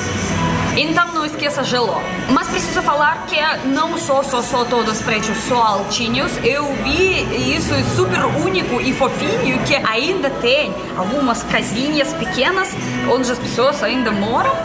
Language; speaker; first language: Portuguese; non-native, learner; Russian